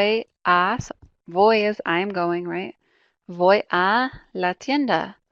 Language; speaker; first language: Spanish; non-native, fluent; English